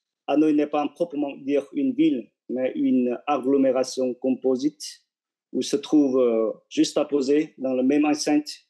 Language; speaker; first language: French; non-native, fluent; Vietnamese